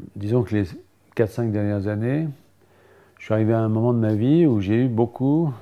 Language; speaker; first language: French; native; French